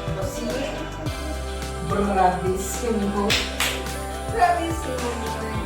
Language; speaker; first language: Italian; non-native, learner; Filipino